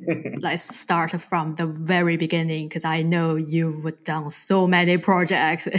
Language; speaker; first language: English; non-native, fluent; Chinese